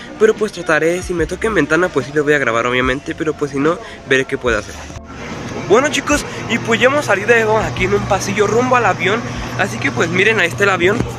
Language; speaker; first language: Spanish; early bilingual, heritage; Spanish